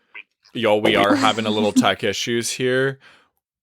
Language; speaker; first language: English; native; English